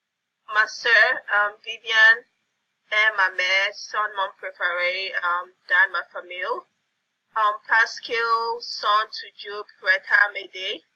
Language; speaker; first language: French; non-native, learner; English